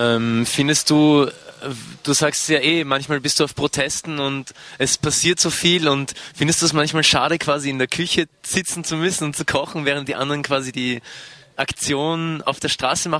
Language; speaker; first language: German; native; German